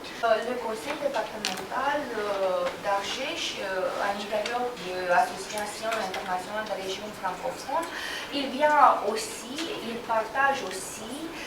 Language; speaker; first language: French; non-native, fluent; Romanian